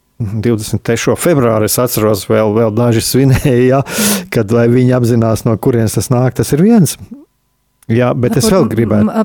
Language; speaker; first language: Latvian; native; Latvian